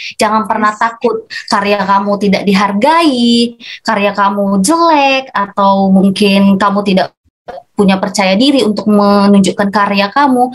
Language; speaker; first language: Indonesian; native; Indonesian